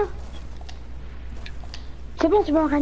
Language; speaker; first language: French; native; French